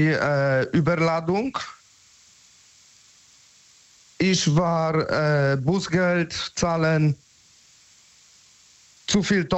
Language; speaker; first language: German; non-native, learner; Polish